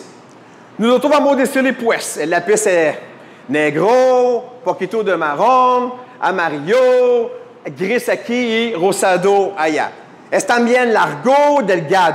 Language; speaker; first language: Spanish; non-native, fluent; French